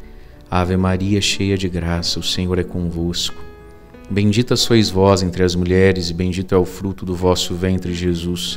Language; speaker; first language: Portuguese; native; Portuguese